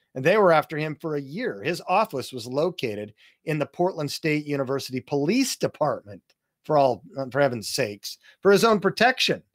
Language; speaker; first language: English; native; English